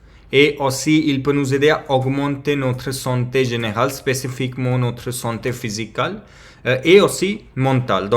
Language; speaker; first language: French; non-native, learner; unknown